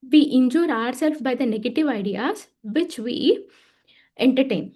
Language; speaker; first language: English; non-native, local second language; Telugu